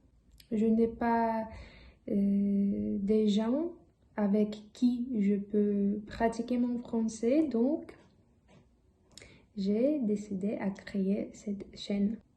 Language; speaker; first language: French; non-native, learner; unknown